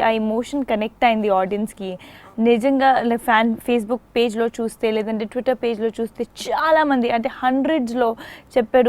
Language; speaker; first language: Telugu; non-native, fluent; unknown